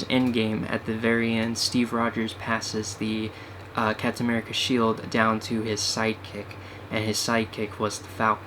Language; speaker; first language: English; native; English